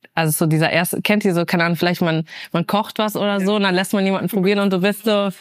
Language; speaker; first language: German; native; German